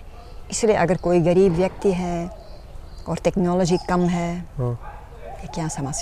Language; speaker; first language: Hindi; non-native, learner; Dutch